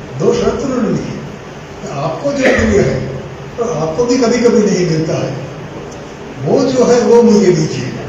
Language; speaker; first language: Hindi; non-native, local second language; Gujarati